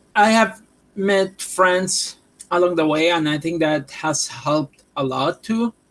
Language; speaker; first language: English; non-native, fluent; Spanish